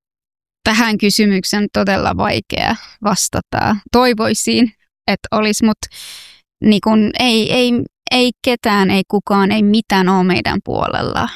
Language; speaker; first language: Finnish; non-native, fluent; Persian